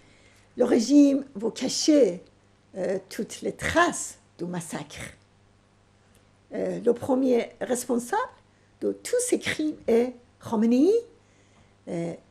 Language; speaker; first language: French; non-native, fluent; Persian